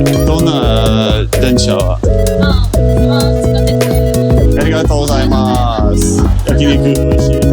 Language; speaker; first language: Japanese; non-native, learner; English